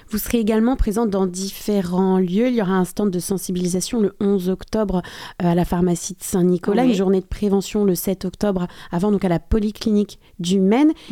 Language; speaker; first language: French; native; French